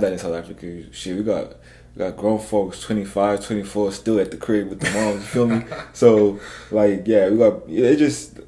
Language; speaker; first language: English; non-native, local second language; Zulu